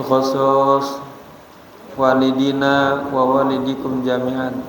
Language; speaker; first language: Arabic; non-native, fluent; Indonesian